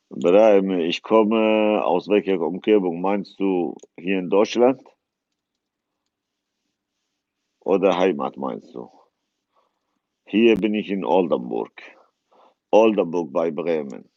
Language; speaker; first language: German; non-native, fluent; Kurdish